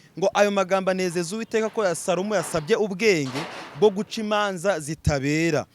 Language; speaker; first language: Kinyarwanda; native; Kinyarwanda